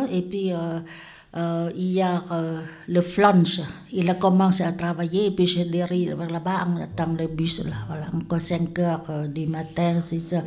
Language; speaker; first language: French; non-native, learner; Lao